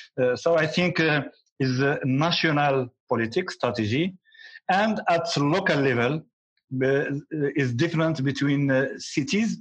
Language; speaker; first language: English; non-native, learner; Arabic